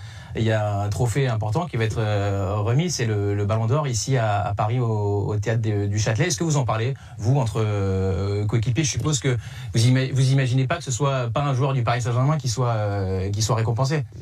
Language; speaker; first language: French; native; French